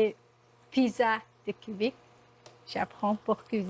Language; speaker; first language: French; non-native, learner; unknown